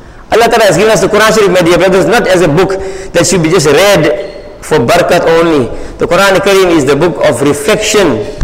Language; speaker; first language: English; native; English